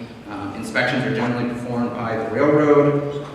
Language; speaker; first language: English; native; English